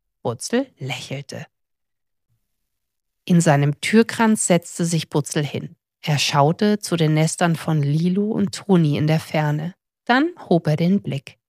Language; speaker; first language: German; native; German